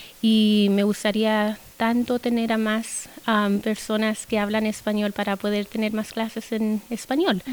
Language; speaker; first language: Spanish; early bilingual, heritage; Spanish